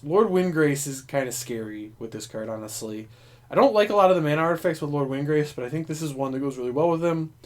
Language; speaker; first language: English; native; English